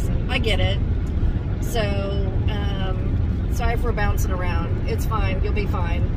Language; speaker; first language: English; native; English